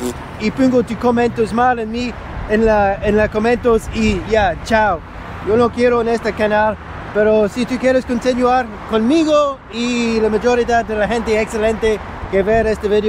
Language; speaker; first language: Spanish; non-native, learner; English